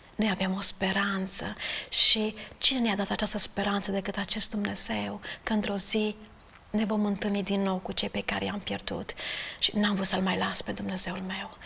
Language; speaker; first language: Romanian; native; Romanian